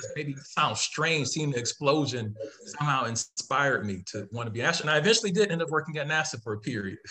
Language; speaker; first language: English; native; English